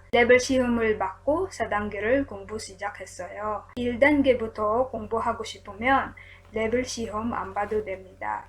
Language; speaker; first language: Korean; non-native, learner; Filipino